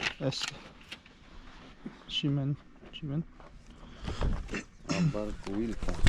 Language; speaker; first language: Spanish; non-native, learner; Turkish